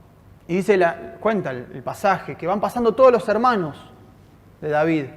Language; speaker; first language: Spanish; native; Spanish